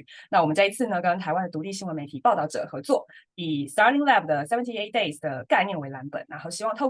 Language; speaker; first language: Chinese; native; Chinese